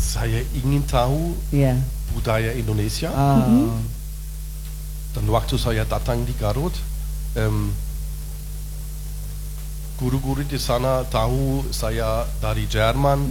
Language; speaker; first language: Indonesian; non-native, learner; German